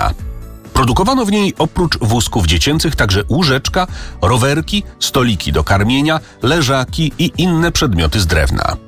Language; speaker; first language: Polish; native; Polish